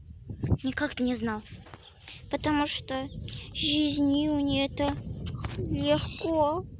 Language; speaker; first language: Russian; non-native, local second language; Kazakh